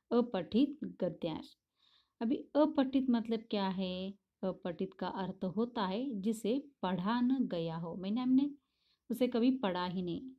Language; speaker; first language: Hindi; non-native, local second language; Tamil